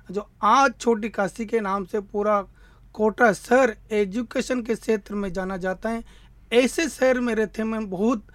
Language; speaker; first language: Hindi; native; Hindi